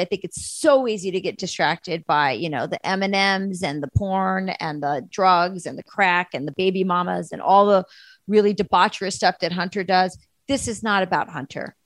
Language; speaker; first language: English; native; English